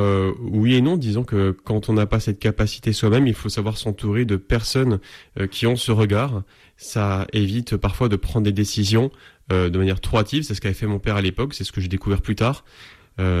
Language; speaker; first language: French; native; French